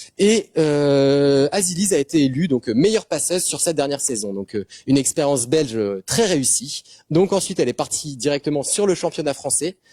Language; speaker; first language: French; native; French